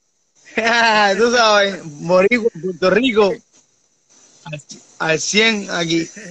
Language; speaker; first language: Spanish; native; Spanish